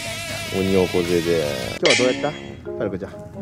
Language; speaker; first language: Japanese; native; Japanese